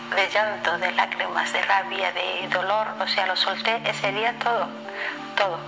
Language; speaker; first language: Spanish; non-native, fluent; Somali